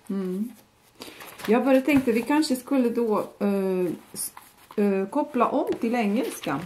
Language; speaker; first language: Swedish; non-native, fluent; Latvian